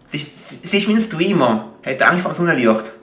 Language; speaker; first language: German; native; German